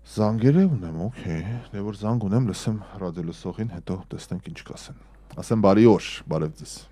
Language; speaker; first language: Armenian; native; Armenian